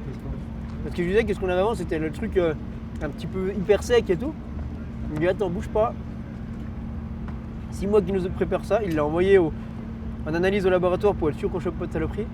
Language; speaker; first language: French; native; French